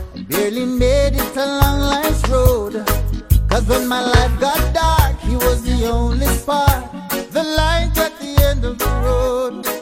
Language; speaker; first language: English; non-native, local second language; Akan